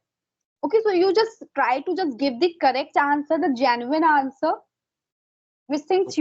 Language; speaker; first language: English; non-native, fluent; Hindi